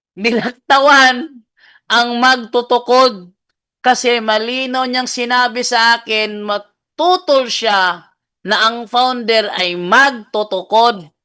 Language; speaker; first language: Filipino; non-native, local second language; Cebuano